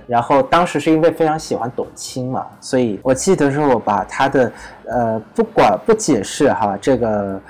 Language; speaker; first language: Chinese; non-native, fluent; Vietnamese